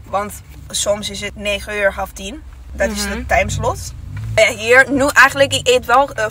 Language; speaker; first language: Dutch; non-native, learner; Italian